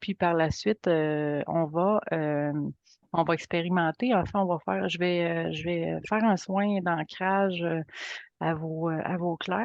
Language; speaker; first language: French; native; French